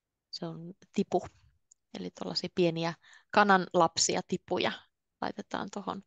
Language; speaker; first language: Finnish; native; Finnish